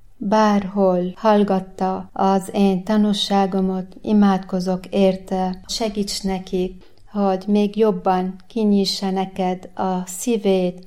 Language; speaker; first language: Hungarian; non-native, learner; Arabic